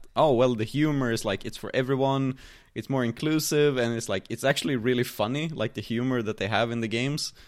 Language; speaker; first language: English; non-native, fluent; Swedish